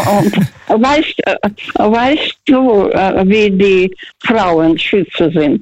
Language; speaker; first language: German; non-native, fluent; Russian